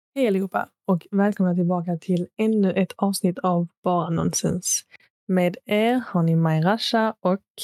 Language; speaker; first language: Swedish; early bilingual, other home language; Arabic